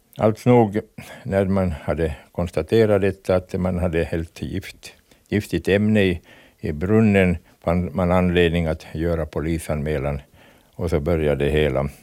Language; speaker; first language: Swedish; native; Swedish